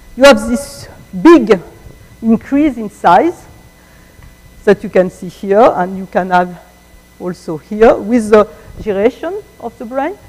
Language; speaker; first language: English; non-native, fluent; French